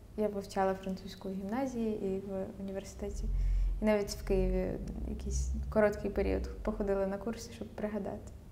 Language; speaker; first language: Ukrainian; native; Ukrainian